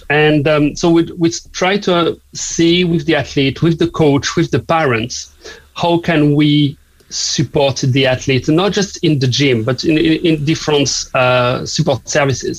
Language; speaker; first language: English; non-native, fluent; French